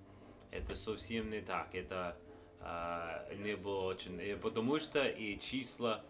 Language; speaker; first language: Russian; non-native, learner; English